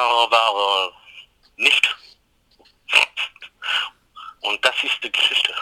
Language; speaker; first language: German; non-native, learner; English